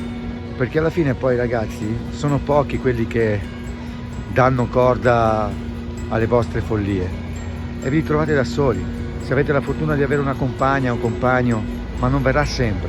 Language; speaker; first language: Italian; native; Italian